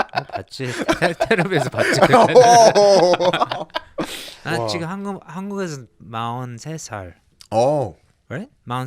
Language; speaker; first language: Korean; early bilingual, heritage; Korean